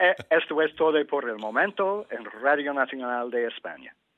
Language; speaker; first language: Spanish; non-native, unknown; English